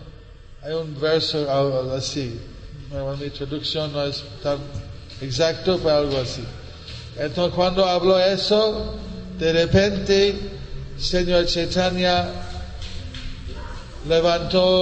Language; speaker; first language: Spanish; non-native, learner; English